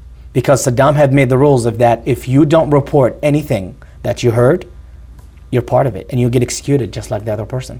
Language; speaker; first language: English; non-native, fluent; Arabic